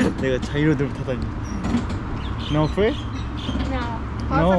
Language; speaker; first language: English; non-native, learner; Korean